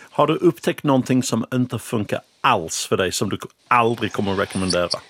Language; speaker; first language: Swedish; native; Swedish